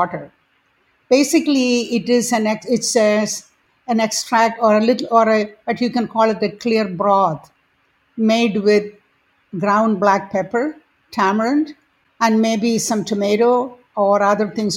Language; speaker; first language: English; non-native, local second language; Malayalam